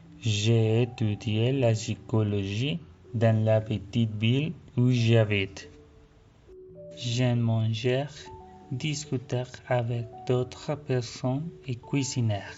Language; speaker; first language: French; non-native, fluent; Spanish